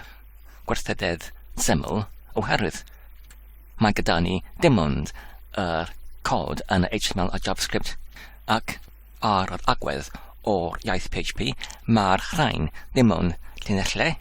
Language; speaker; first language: Welsh; non-native, learner; English